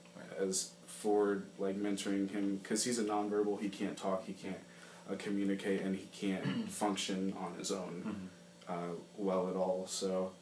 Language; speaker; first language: English; native; English